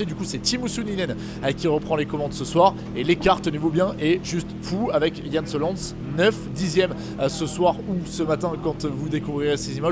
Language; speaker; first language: French; native; French